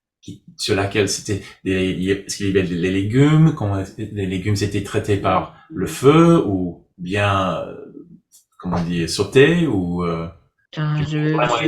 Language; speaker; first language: French; non-native, learner; English